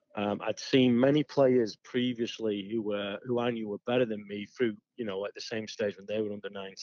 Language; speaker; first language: English; native; English